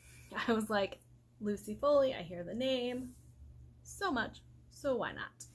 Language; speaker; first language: English; native; English